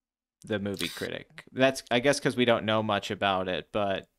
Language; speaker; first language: English; native; English